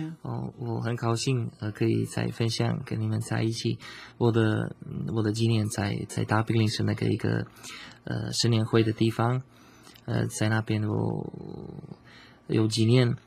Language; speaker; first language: Chinese; non-native, learner; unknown